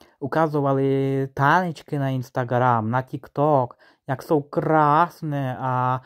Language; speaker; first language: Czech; non-native, fluent; Ukrainian